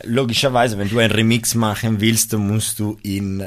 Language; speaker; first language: German; non-native, local second language; Italian